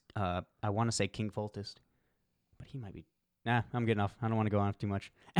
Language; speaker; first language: English; early bilingual, other home language; Polish